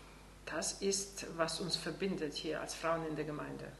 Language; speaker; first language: German; non-native, fluent; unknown